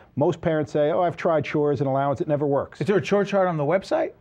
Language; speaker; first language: English; native; English